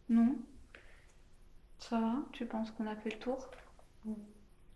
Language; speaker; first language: French; native; French